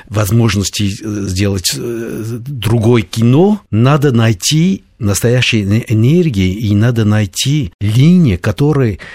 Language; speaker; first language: Russian; non-native, fluent; Armenian